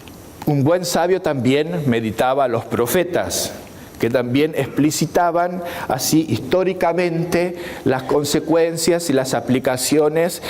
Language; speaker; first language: Spanish; native; Spanish